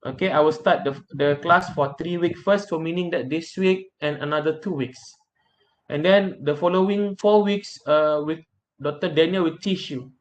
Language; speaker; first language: English; non-native, local second language; Malay